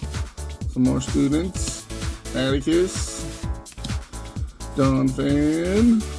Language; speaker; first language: English; native; English